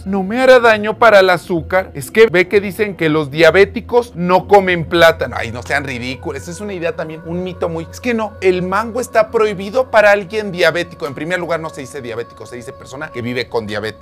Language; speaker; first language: Spanish; native; Spanish